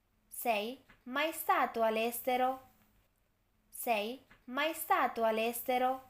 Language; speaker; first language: Italian; non-native, fluent; Urdu